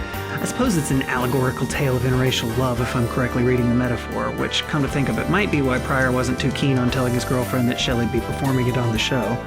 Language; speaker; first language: English; native; English